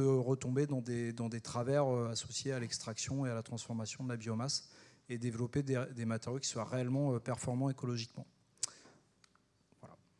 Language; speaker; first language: French; native; French